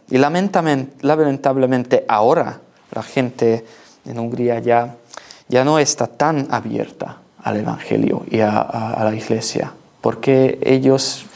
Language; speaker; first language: Spanish; non-native, learner; Hungarian